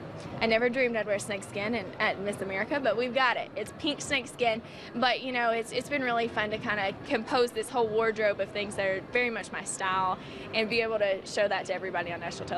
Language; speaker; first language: English; native; English